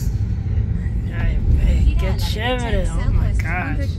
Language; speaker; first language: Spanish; early bilingual, heritage; Spanish